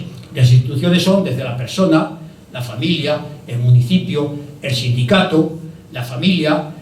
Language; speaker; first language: Spanish; native; Spanish